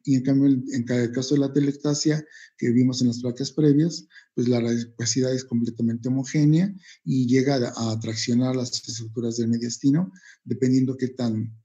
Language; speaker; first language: Spanish; native; Spanish